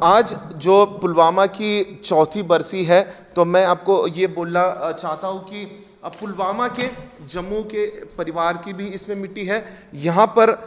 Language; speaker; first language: Hindi; non-native, local second language; Marathi